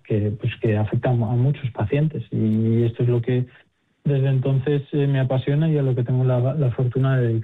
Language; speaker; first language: Spanish; native; Spanish